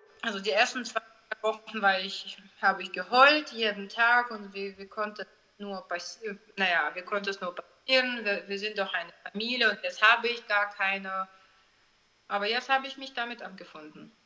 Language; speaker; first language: German; non-native, fluent; Russian